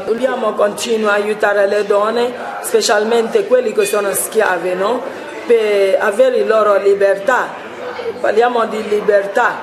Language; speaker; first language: Italian; non-native, fluent; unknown